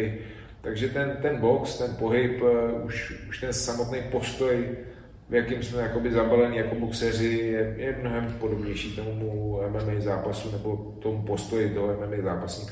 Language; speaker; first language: Czech; native; Czech